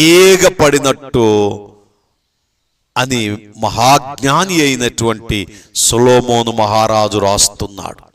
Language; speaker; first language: Telugu; native; Telugu